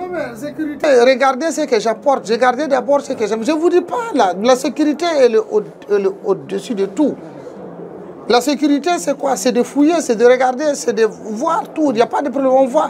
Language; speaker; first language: French; non-native, local second language; Tamasheq